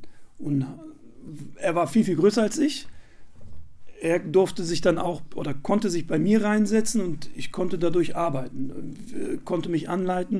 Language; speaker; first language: German; native; German